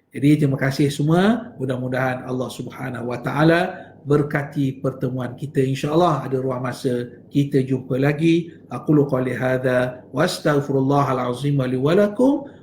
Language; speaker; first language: Malay; native; Malay